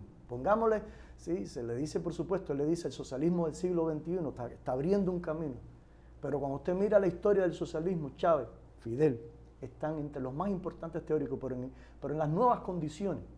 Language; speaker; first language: Spanish; native; Spanish